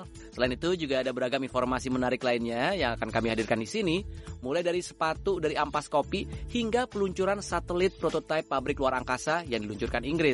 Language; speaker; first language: Indonesian; native; Indonesian